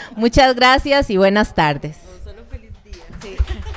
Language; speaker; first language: Spanish; native; Spanish